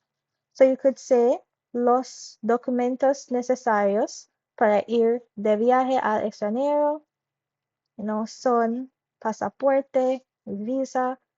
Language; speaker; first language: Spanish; non-native, fluent; English